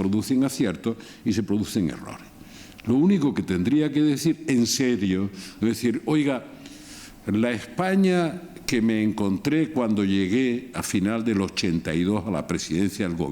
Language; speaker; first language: Spanish; native; Spanish